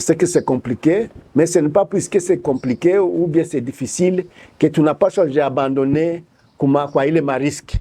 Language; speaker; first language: French; non-native, local second language; Swahili